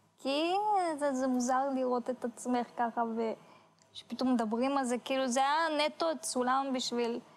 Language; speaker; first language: Hebrew; early bilingual, other home language; Russian